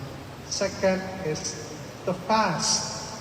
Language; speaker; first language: English; non-native, local second language; Filipino